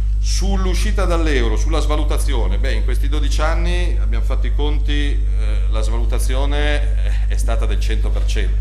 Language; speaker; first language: Italian; native; Italian